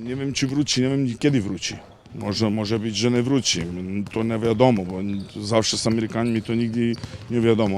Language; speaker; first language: Polish; non-native, learner; Serbian